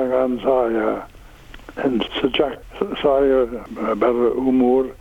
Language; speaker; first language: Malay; non-native, learner; English